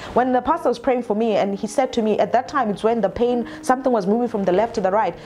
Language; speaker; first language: English; non-native, local second language; Northern Sotho